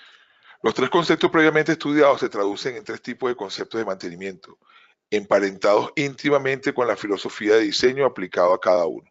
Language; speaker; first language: Spanish; native; Spanish